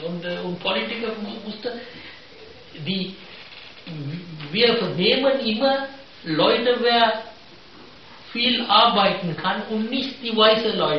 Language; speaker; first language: German; non-native, fluent; Sinhala